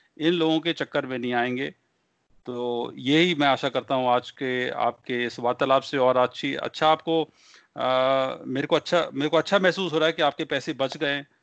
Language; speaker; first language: Hindi; non-native, local second language; Punjabi